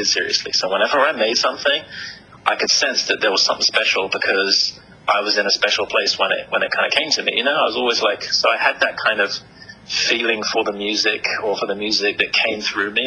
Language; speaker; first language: English; native; English